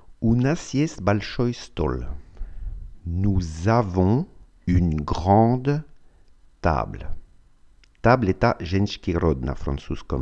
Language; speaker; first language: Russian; non-native, fluent; French